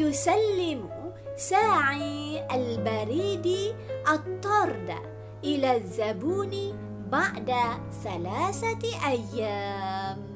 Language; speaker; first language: Arabic; non-native, fluent; Malay